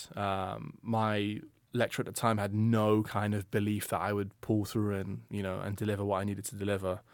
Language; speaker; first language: English; native; English